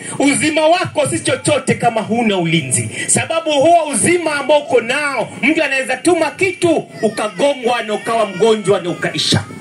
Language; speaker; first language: Swahili; non-native, local second language; Giryama